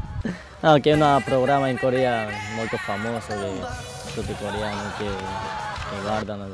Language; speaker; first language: Italian; non-native, learner; Korean